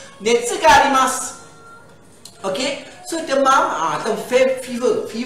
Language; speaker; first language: Malay; native; Malay